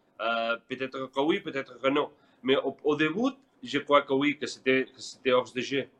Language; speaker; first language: French; non-native, learner; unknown